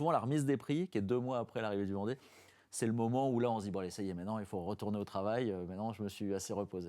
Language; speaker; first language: French; native; French